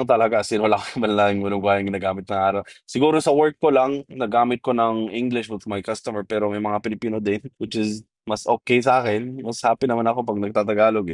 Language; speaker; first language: Filipino; non-native, fluent; Arabic